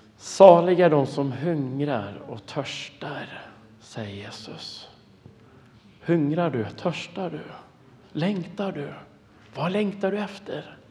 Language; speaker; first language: Swedish; non-native, fluent; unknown